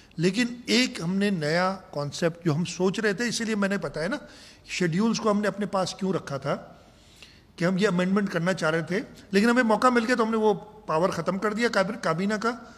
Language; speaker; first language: Urdu; non-native, local second language; Sindhi